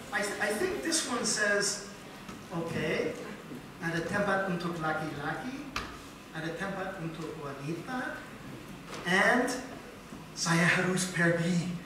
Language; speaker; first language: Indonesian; non-native, learner; English